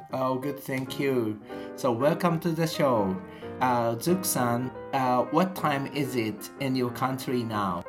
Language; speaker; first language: English; non-native, learner; Japanese